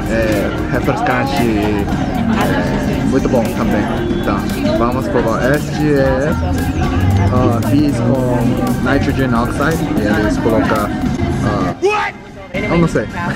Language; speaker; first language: Portuguese; non-native, learner; English